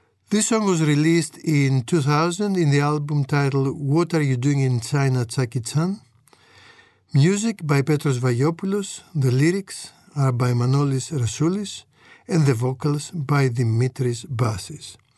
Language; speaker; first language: English; non-native, fluent; Greek